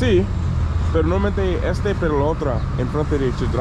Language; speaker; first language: Spanish; non-native, learner; English